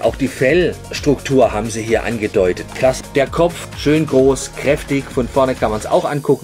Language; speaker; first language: German; native; German